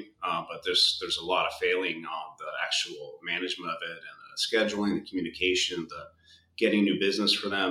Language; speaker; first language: English; native; English